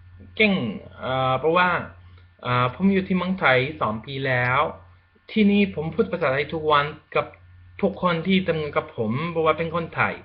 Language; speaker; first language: Thai; non-native, learner; Spanish